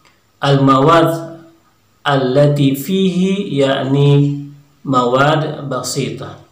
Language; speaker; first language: Arabic; non-native, fluent; Indonesian